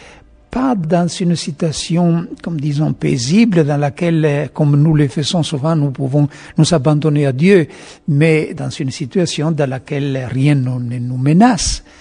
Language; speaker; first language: French; native; French